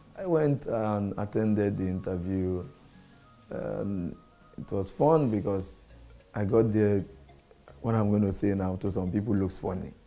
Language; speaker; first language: English; non-native, local second language; Yoruba